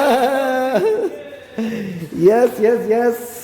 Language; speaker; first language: English; non-native, fluent; Hindi